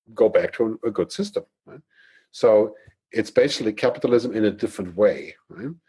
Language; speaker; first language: English; non-native, fluent; German